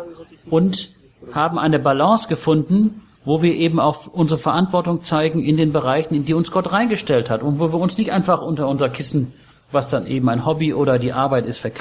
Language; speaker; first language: German; native; German